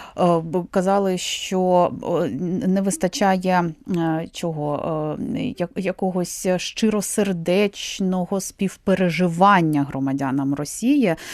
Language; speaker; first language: Ukrainian; native; Ukrainian